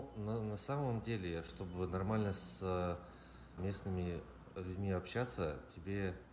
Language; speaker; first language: Russian; native; Russian